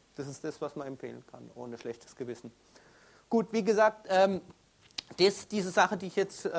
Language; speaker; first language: German; native; German